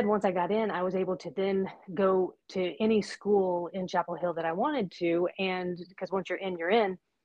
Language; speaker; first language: English; native; English